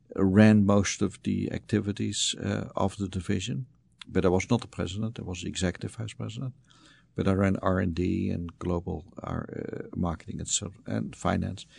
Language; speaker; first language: English; non-native, fluent; Dutch